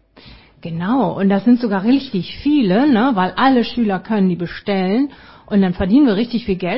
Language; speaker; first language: German; native; German